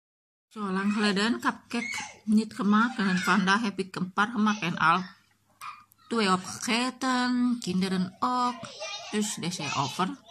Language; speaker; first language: Dutch; non-native, learner; Indonesian